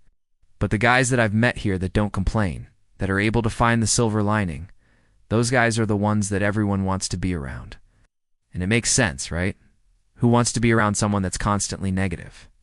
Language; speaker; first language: English; native; English